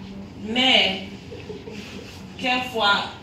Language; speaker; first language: French; non-native, learner; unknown